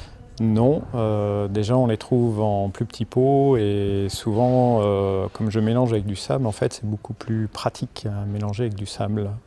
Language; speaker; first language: French; native; French